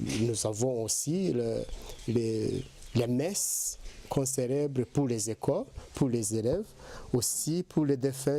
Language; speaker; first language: French; non-native, local second language; Kinyarwanda